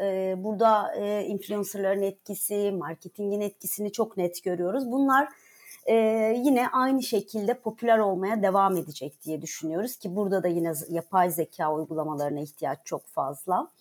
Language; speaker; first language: Turkish; native; Turkish